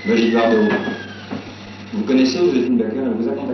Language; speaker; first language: French; native; French